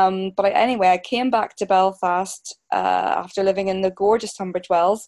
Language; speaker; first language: English; native; English